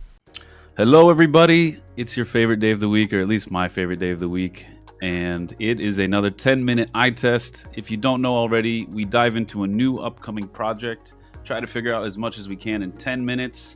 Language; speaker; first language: English; native; English